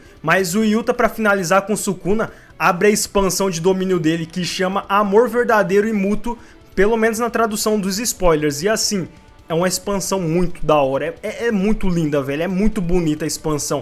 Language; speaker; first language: Portuguese; native; Portuguese